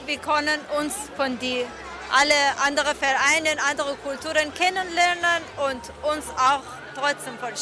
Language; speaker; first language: German; non-native, learner; Persian